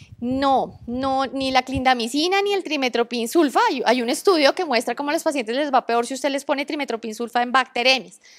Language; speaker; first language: Spanish; native; Spanish